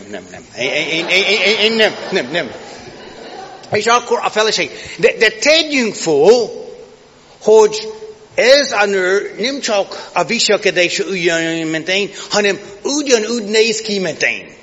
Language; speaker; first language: Hungarian; non-native, fluent; English